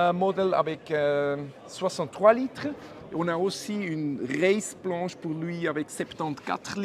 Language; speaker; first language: French; non-native, fluent; German